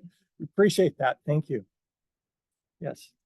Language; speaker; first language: English; native; English